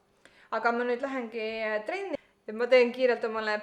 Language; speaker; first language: Estonian; native; Estonian